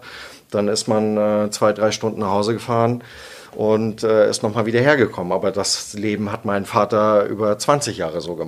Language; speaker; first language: German; native; German